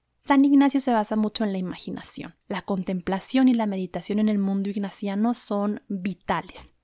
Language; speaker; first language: Spanish; native; Spanish